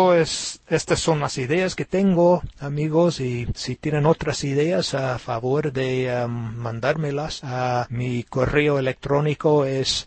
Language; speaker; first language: Spanish; non-native, fluent; English